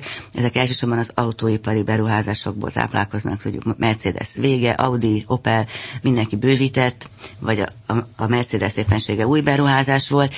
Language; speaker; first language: Hungarian; native; Hungarian